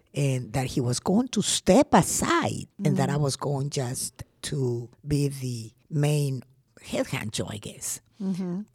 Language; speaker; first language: English; non-native, fluent; Spanish